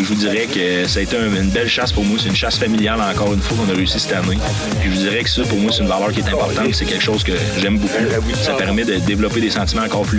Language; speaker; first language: French; native; French